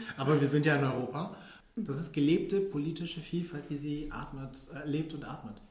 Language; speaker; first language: German; early bilingual, other home language; Filipino